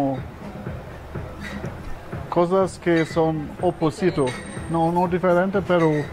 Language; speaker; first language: Spanish; non-native, learner; English